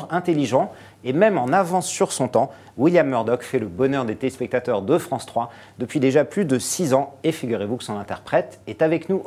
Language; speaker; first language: French; native; French